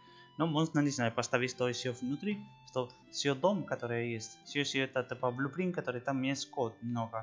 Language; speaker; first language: Russian; non-native, learner; Spanish